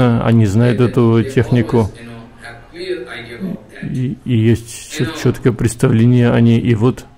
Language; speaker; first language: Russian; native; Russian